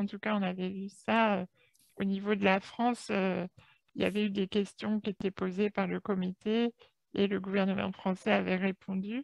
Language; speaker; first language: French; native; French